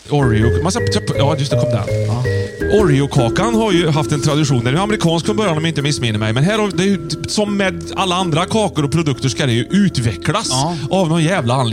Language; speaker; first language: Swedish; native; Swedish